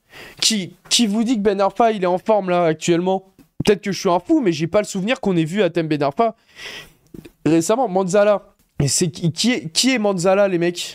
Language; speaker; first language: French; native; French